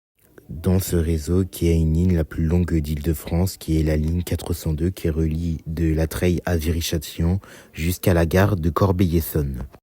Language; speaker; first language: French; native; French